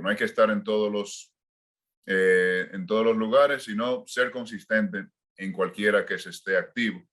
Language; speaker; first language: Spanish; native; Spanish